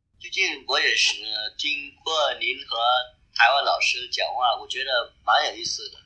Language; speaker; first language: Chinese; non-native, learner; Vietnamese